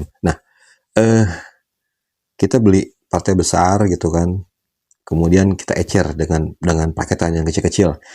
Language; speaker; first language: Indonesian; native; Indonesian